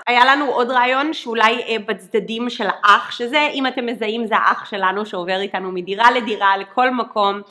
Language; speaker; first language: Hebrew; early bilingual, other home language; English